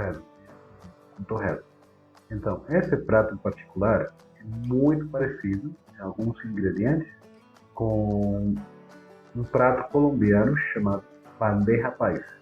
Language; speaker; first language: Portuguese; non-native, fluent; Spanish